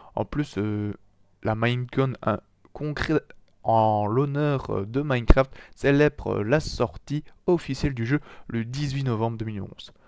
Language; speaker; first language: French; native; French